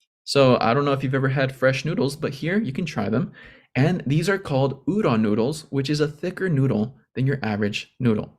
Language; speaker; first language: English; native; English